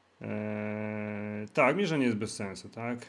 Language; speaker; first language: Polish; native; Polish